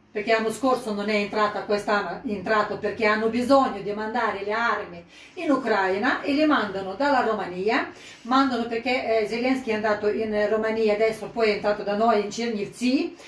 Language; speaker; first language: Italian; non-native, fluent; Ukrainian